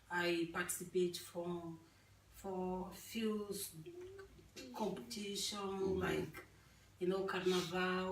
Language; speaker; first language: English; non-native, learner; Portuguese